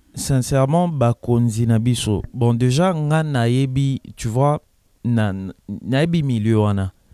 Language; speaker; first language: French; non-native, local second language; Lingala